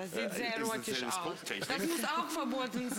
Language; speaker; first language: German; non-native, learner; Russian